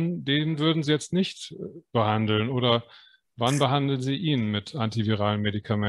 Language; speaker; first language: German; native; German